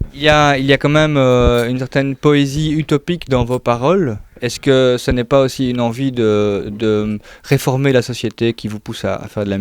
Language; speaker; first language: French; native; French